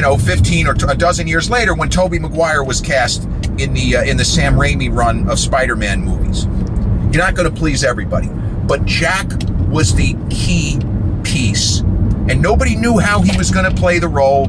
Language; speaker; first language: English; native; English